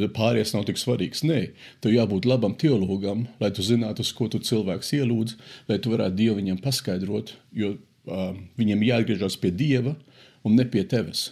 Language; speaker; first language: Latvian; early bilingual, heritage; Latvian